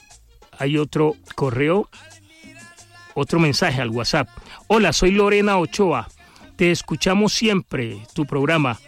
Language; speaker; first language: Spanish; native; Spanish